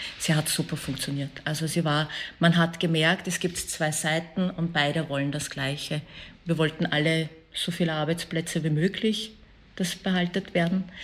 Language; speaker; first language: German; early bilingual, other home language; Persian